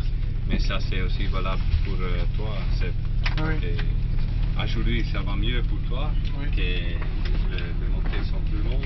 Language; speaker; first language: French; non-native, learner; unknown